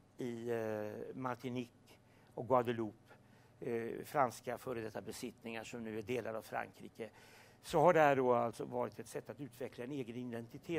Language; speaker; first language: Swedish; native; Swedish